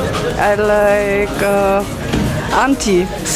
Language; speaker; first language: English; non-native, learner; German